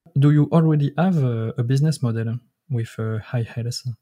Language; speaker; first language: English; non-native, learner; French